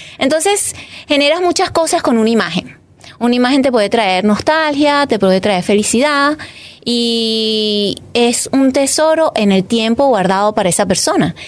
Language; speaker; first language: Spanish; native; Spanish